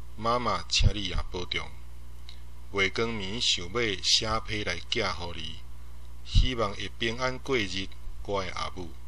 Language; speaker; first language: Chinese; non-native, local second language; Min Nan Chinese